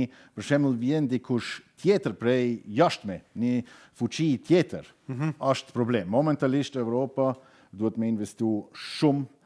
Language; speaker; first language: Albanian; non-native, learner; German